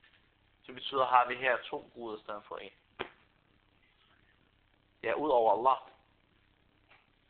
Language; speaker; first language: Danish; non-native, fluent; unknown